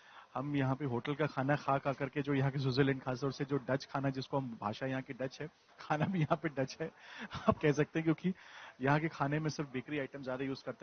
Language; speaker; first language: Hindi; native; Hindi